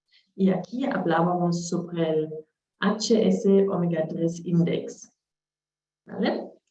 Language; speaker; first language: Spanish; non-native, learner; German